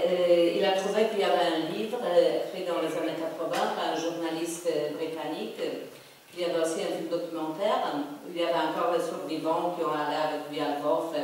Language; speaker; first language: French; non-native, fluent; Polish